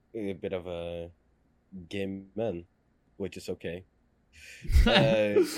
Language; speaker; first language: English; non-native, fluent; Danish